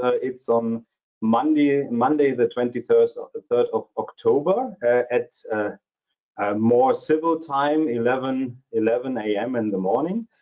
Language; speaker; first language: English; non-native, fluent; German